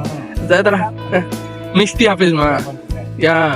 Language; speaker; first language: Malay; non-native, learner; Bangla